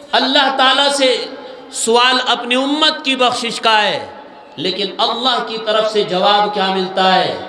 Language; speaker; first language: Urdu; native; Urdu